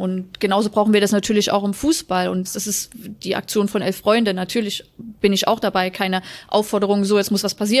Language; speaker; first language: German; native; German